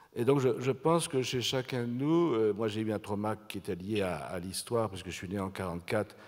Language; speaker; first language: French; native; French